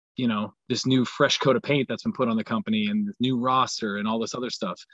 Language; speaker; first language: English; native; English